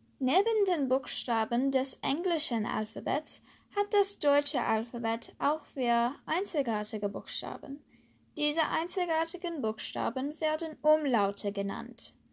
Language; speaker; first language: German; non-native, learner; English